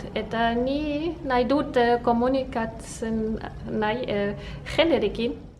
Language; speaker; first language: Basque; non-native, learner; German